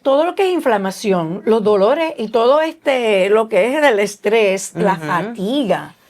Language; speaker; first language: Spanish; native; Spanish